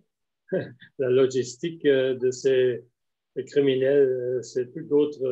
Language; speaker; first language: French; non-native, fluent; German